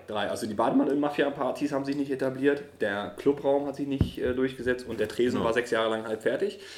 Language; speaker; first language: German; early bilingual, other home language; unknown